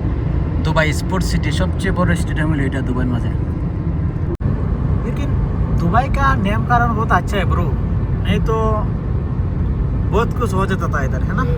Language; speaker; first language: Hindi; non-native, learner; Bangla